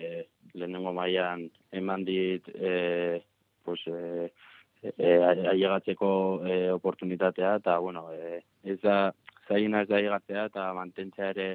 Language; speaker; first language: Basque; non-native, local second language; Spanish